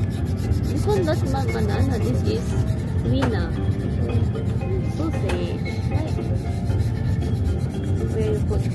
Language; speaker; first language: English; non-native, local second language; Filipino